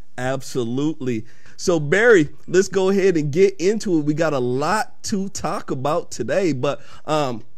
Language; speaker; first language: English; early bilingual, other home language; Akan